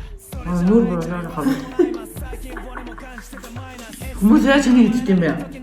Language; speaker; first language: Mongolian; native; Mongolian